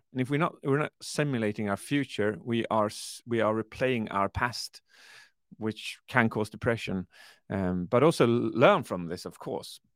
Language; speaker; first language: English; early bilingual, other home language; Swedish